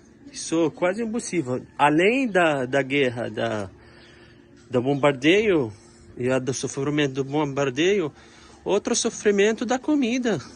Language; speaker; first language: Portuguese; non-native, fluent; Arabic